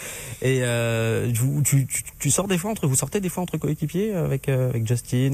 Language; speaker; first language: French; native; French